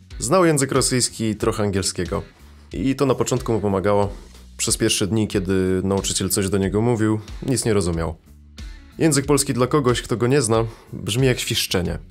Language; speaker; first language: Polish; early bilingual, other home language; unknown